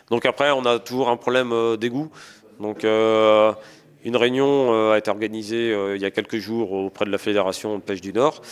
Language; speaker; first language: French; native; French